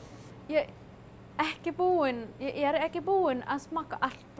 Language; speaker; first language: Icelandic; non-native, learner; Vietnamese